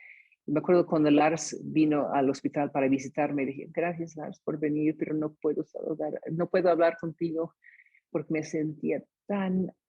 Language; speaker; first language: Spanish; non-native, fluent; English